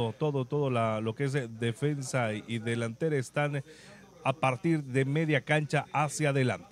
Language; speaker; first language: Spanish; native; Spanish